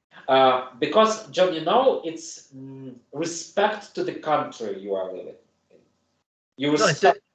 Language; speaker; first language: English; non-native, fluent; German